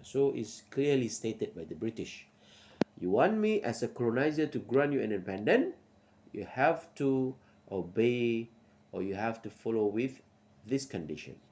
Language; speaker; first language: English; non-native, local second language; Malay